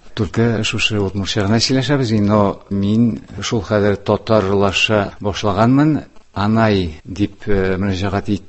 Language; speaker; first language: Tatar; non-native, local second language; Udmurt